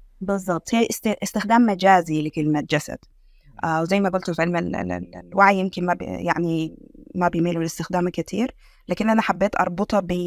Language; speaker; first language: Arabic; native; Arabic